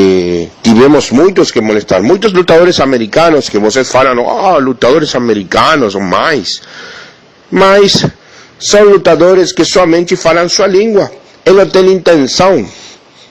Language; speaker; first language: Portuguese; non-native, learner; Spanish